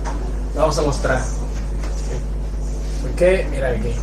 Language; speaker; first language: Spanish; non-native, fluent; Chinese